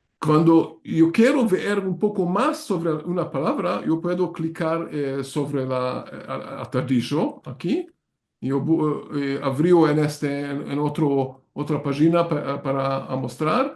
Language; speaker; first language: Spanish; non-native, learner; Hungarian